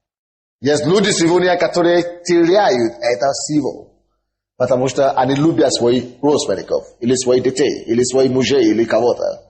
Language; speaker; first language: Russian; non-native, fluent; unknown